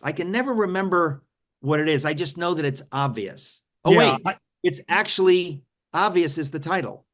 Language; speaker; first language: English; native; English